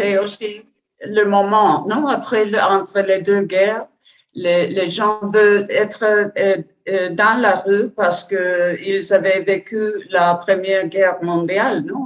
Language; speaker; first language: French; non-native, learner; Spanish